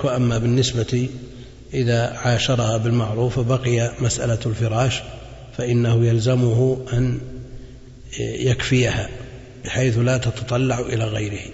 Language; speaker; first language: Arabic; native; Arabic